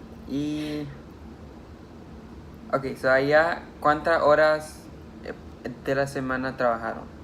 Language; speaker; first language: Spanish; early bilingual, heritage; Spanish